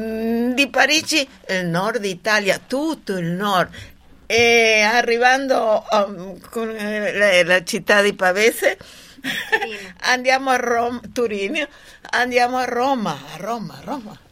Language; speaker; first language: Italian; non-native, fluent; Spanish